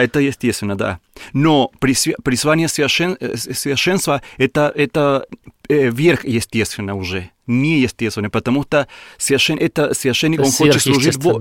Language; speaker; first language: Russian; non-native, learner; Spanish